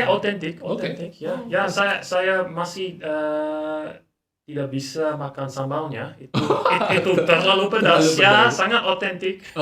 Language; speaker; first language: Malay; non-native, learner; English